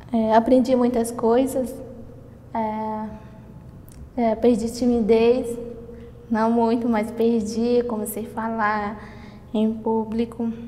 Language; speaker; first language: Portuguese; non-native, local second language; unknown